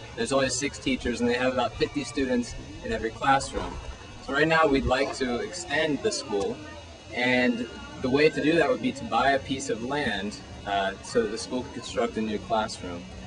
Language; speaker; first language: English; native; English